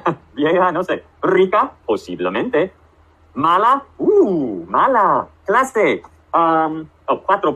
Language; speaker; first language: Spanish; non-native, fluent; English